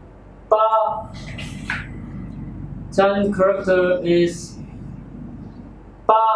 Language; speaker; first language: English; non-native, learner; Chinese